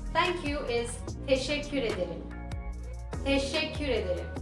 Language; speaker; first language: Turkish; non-native, fluent; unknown